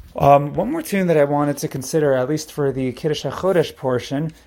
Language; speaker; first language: English; native; English